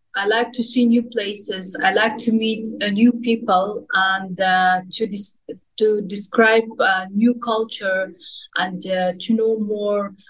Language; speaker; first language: English; non-native, fluent; Russian